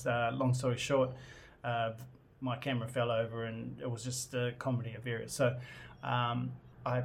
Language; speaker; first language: English; native; English